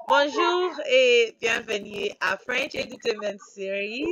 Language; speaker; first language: French; non-native, fluent; Igbo